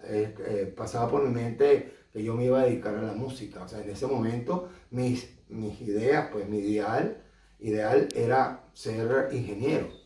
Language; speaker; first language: Spanish; native; Spanish